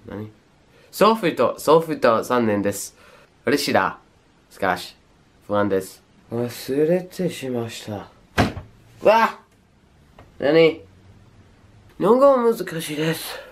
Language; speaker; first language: Japanese; non-native, learner; English